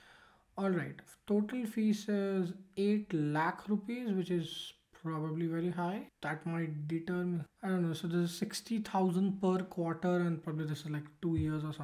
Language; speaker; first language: English; non-native, local second language; Hindi